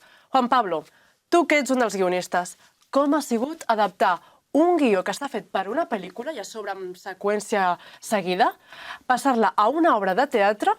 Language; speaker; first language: Catalan; native; Catalan